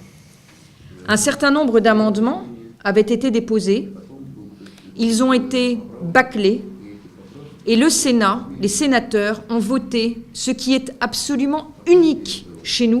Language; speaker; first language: French; native; French